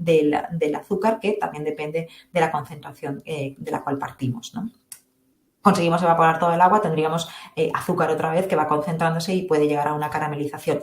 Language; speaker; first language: Spanish; native; Spanish